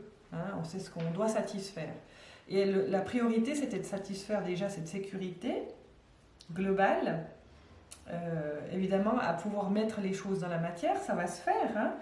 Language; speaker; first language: French; native; French